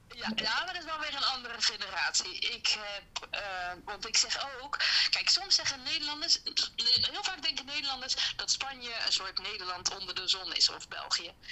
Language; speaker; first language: Dutch; native; Dutch